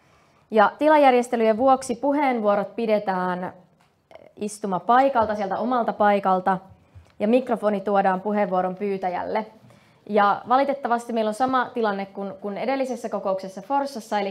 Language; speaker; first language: Finnish; native; Finnish